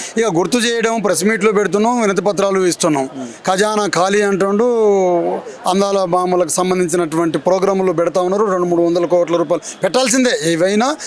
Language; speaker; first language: Telugu; non-native, local second language; Lambadi